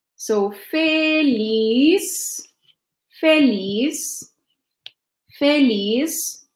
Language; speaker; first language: English; non-native, fluent; Portuguese